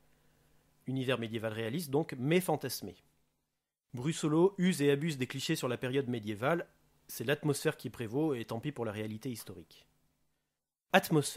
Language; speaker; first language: French; native; French